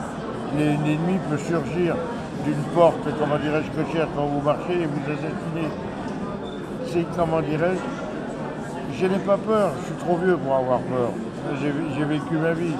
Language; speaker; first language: French; early bilingual, other home language; Yiddish